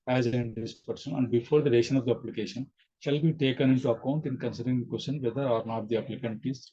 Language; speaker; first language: English; non-native, local second language; Telugu